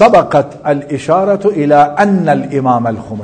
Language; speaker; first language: Arabic; non-native, fluent; Persian